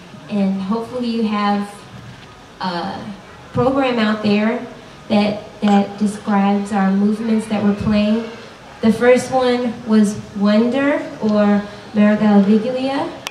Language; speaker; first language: English; native; English